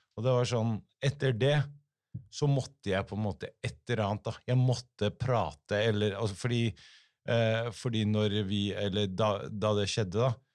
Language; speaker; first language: Norwegian; early bilingual, other home language; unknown